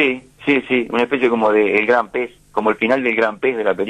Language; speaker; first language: Spanish; native; Spanish